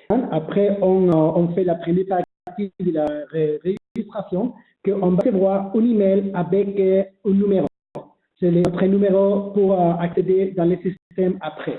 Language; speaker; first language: French; non-native, learner; Spanish